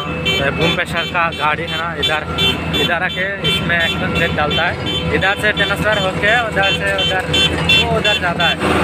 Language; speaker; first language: Hindi; non-native, local second language; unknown